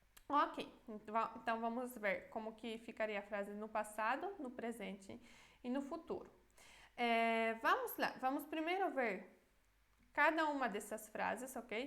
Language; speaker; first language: Portuguese; non-native, fluent; Polish